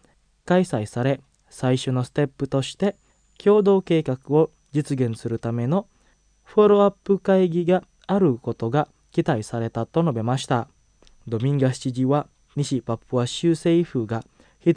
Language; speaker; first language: Japanese; non-native, fluent; Indonesian